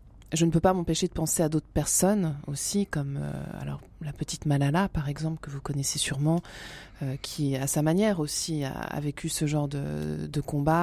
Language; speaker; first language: French; native; French